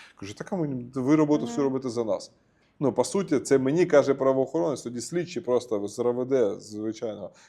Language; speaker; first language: Ukrainian; native; Ukrainian